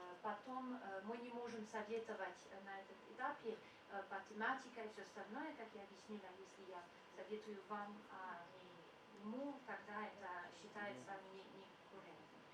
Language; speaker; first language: Russian; non-native, fluent; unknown